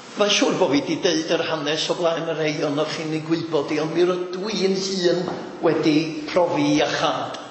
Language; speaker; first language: Welsh; native; Welsh